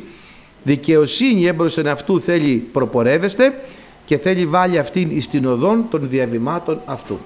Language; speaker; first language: Greek; native; Greek